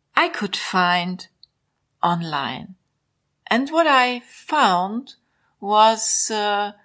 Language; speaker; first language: English; non-native, learner; German